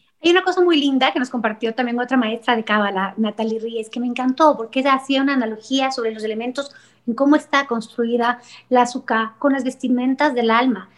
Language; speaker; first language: Spanish; native; Spanish